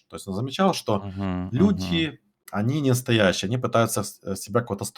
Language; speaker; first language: Russian; native; Russian